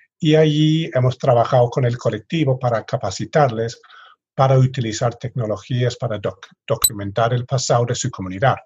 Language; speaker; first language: Spanish; non-native, fluent; English